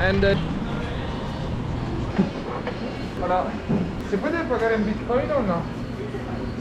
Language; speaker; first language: Spanish; non-native, learner; Italian